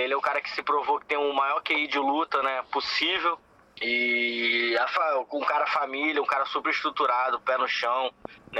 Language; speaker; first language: Portuguese; native; Portuguese